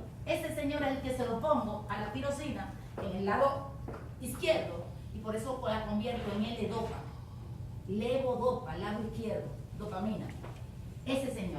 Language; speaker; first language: Spanish; native; Spanish